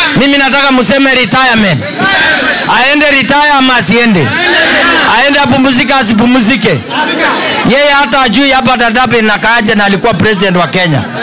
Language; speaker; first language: Swahili; non-native, local second language; Kalenjin